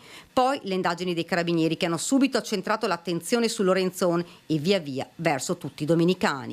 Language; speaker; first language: Italian; native; Italian